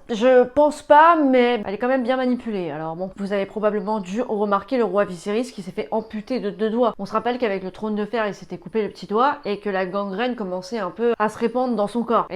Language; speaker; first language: French; native; French